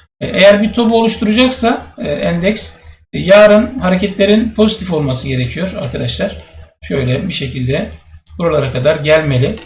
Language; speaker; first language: Turkish; native; Turkish